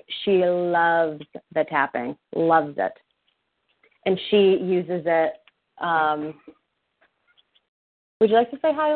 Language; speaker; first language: English; native; English